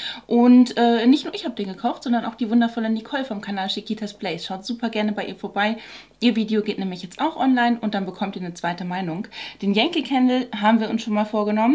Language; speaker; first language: German; native; German